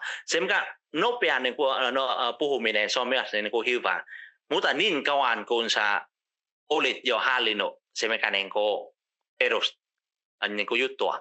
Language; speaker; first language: Finnish; non-native, fluent; Vietnamese